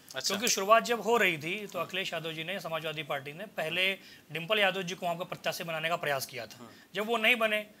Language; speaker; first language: Hindi; native; Hindi